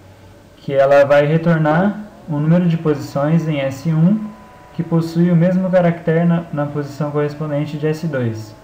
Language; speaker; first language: Portuguese; native; Portuguese